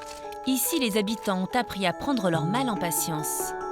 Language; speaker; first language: French; native; French